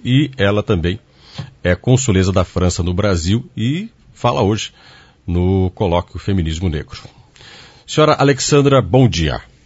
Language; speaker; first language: Portuguese; native; Portuguese